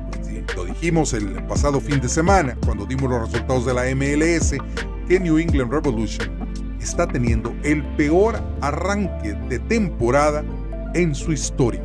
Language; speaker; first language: Spanish; native; Spanish